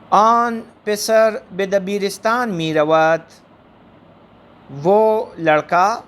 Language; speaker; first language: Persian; non-native, fluent; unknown